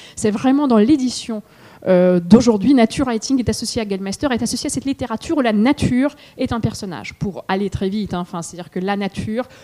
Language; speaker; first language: French; non-native, fluent; Russian